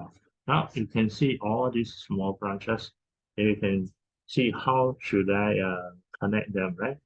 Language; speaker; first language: English; non-native, fluent; Chinese